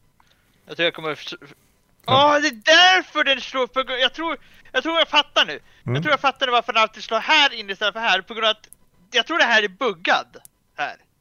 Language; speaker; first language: Swedish; native; Swedish